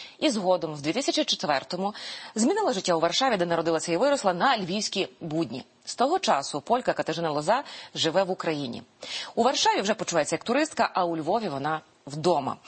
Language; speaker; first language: Ukrainian; native; Ukrainian